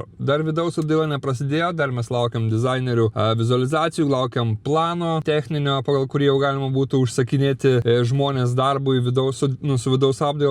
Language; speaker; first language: Lithuanian; native; Lithuanian